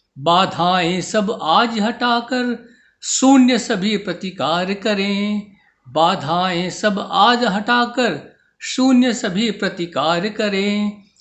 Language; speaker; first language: Hindi; native; Hindi